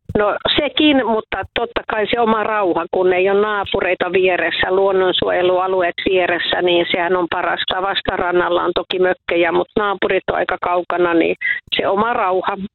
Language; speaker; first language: Finnish; native; Finnish